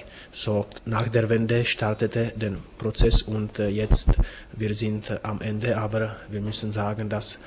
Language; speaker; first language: German; non-native, fluent; Czech